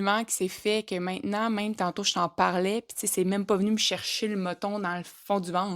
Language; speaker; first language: French; native; French